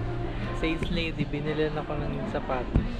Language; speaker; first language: Filipino; native; Filipino